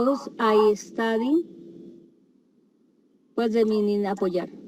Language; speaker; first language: English; non-native, learner; Spanish